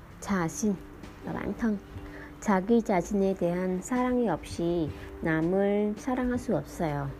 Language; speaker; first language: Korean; non-native, fluent; Vietnamese